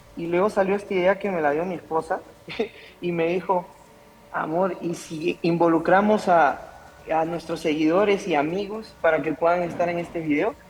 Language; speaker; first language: Spanish; native; Spanish